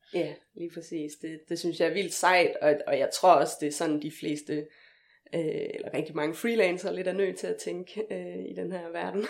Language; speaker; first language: Danish; native; Danish